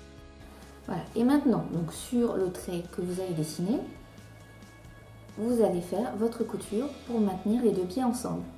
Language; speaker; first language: French; native; French